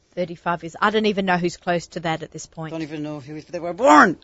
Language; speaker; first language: English; non-native, fluent; Arabic